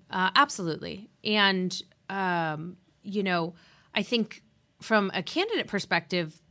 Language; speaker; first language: English; native; English